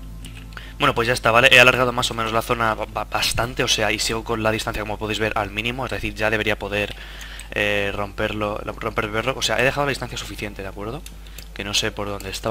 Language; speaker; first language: Spanish; native; Spanish